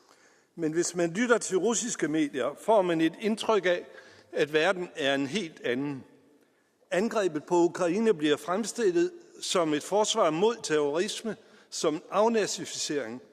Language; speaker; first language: Danish; native; Danish